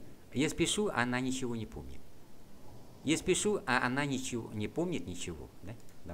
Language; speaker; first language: Russian; non-native, fluent; Vietnamese